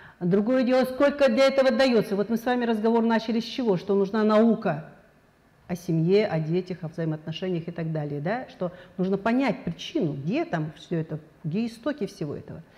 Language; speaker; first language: Russian; non-native, local second language; Kazakh